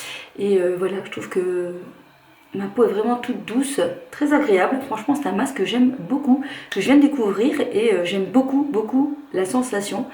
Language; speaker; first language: French; native; French